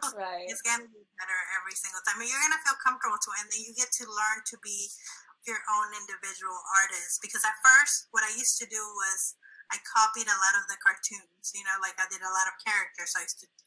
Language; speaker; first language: English; early bilingual, other home language; Spanish